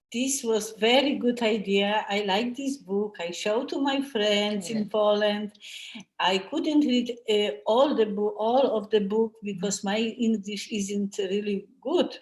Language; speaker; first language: English; non-native, learner; Polish